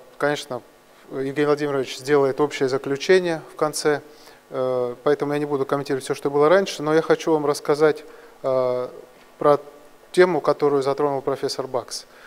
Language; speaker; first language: Russian; non-native, local second language; Georgian